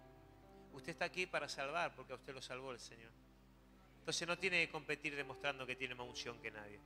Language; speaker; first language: Spanish; native; Spanish